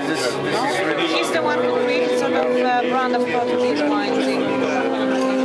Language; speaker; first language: English; non-native, fluent; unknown